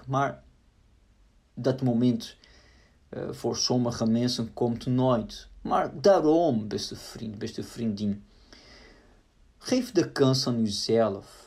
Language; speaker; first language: Dutch; non-native, fluent; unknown